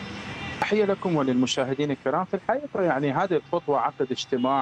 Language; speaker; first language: Arabic; non-native, fluent; Persian